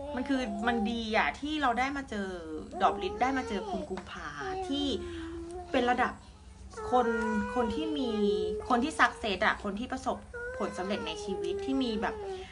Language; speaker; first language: Thai; native; Thai